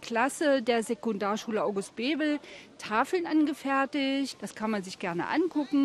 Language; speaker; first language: German; native; German